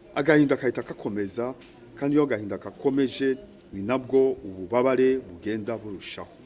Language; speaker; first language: Kinyarwanda; early bilingual, heritage; Kinyarwanda